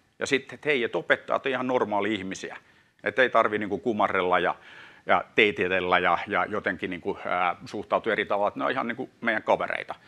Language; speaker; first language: Finnish; non-native, local second language; Swedish